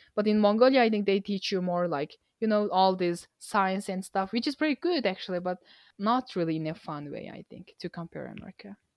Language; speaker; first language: English; non-native, fluent; Mongolian